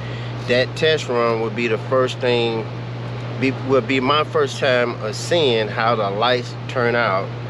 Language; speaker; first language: English; native; English